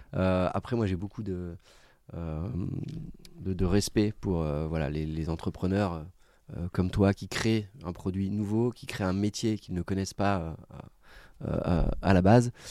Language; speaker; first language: French; native; French